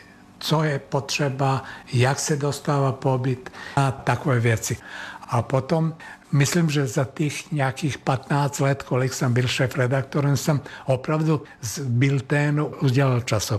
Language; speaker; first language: Czech; non-native, fluent; Serbian